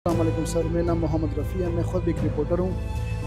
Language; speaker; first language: Hindi; non-native, fluent; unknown